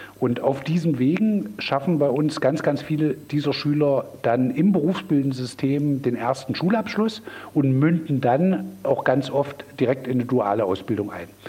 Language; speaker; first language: German; native; German